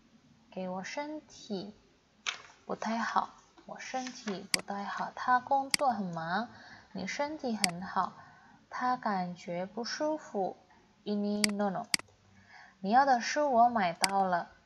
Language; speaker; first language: Chinese; non-native, fluent; Indonesian